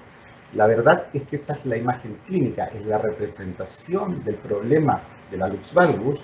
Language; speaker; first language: Spanish; native; Spanish